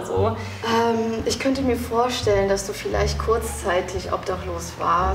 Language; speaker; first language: German; early bilingual, other home language; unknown